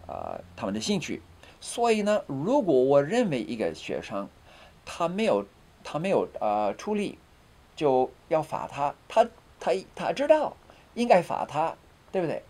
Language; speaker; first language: Chinese; non-native, fluent; English